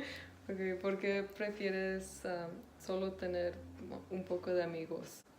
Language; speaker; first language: Spanish; non-native, learner; English